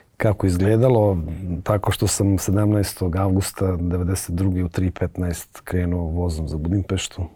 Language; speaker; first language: Bosnian; native; Bosnian